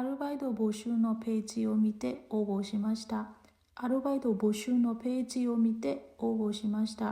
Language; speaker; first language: Japanese; non-native, fluent; Burmese